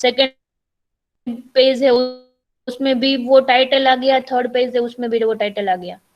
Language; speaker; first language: Hindi; non-native, local second language; Gujarati